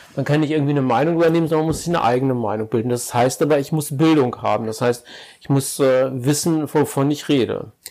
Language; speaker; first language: German; native; German